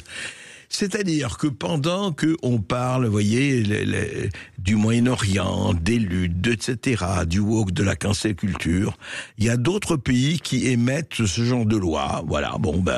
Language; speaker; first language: French; native; French